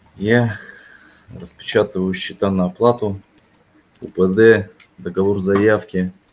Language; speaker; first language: Russian; native; Russian